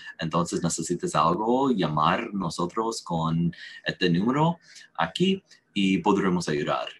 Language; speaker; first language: Spanish; non-native, learner; English